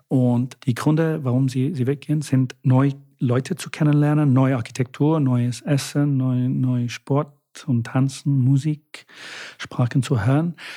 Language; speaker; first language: German; non-native, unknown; English